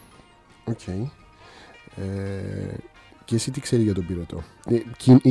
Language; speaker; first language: Greek; native; Greek